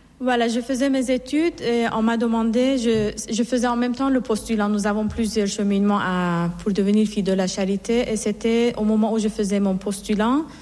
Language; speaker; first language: French; non-native, fluent; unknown